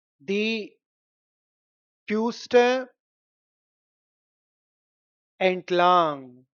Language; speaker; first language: German; non-native, fluent; Hindi